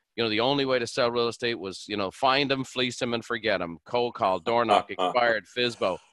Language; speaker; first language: English; native; English